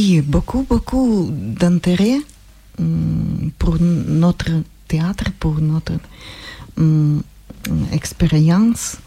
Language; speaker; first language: French; non-native, learner; Russian